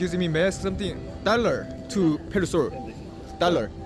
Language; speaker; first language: English; non-native, learner; Korean